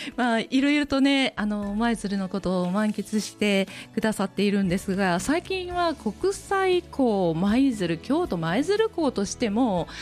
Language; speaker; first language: Japanese; native; Japanese